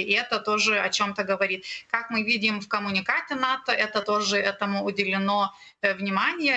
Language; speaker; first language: Russian; non-native, fluent; Lithuanian